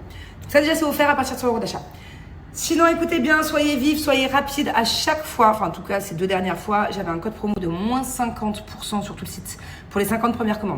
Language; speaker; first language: French; native; French